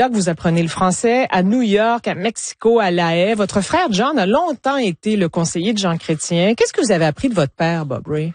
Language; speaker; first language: French; native; French